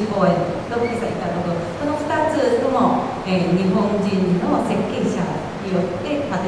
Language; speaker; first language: Japanese; non-native, fluent; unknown